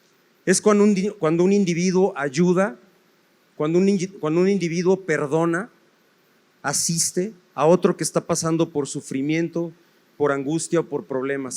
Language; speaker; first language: Spanish; native; Spanish